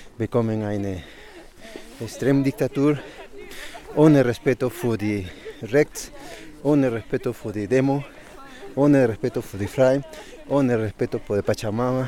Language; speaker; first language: German; non-native, learner; Spanish